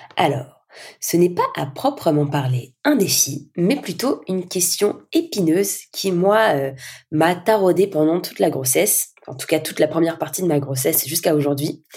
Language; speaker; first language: French; native; French